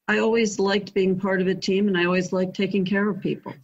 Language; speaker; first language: English; native; English